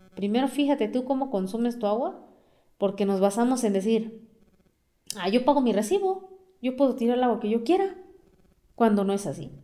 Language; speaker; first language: Spanish; non-native, local second language; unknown